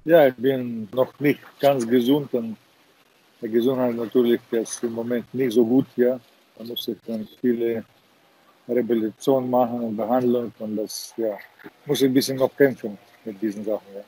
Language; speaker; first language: German; non-native, fluent; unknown